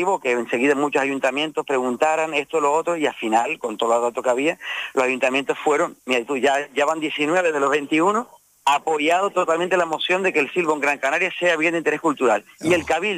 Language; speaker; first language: Spanish; native; Spanish